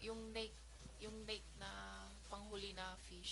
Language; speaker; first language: Filipino; non-native, learner; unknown